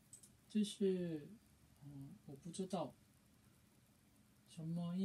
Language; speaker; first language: Chinese; non-native, learner; Korean